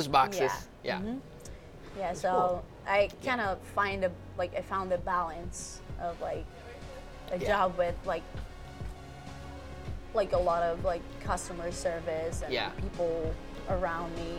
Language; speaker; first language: English; non-native, fluent; Spanish